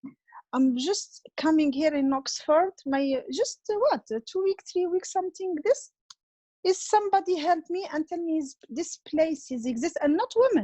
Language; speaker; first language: English; non-native, learner; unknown